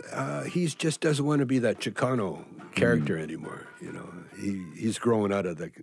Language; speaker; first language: English; native; English